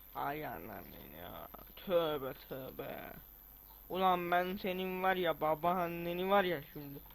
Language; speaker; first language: Turkish; non-native, fluent; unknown